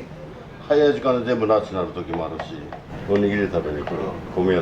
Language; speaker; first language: Japanese; native; Japanese